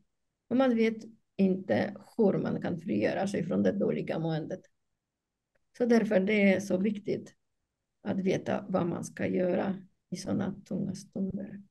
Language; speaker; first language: Swedish; non-native, fluent; Polish